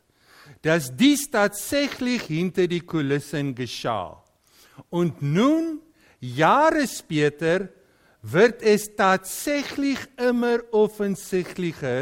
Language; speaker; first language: German; non-native, fluent; Dutch